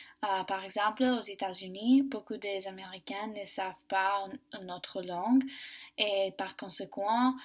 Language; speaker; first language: French; non-native, learner; English